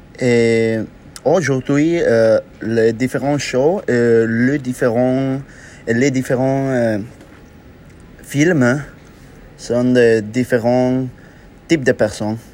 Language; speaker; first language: French; non-native, learner; Spanish